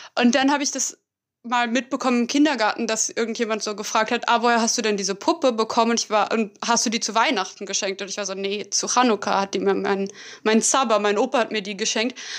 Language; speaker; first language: German; native; German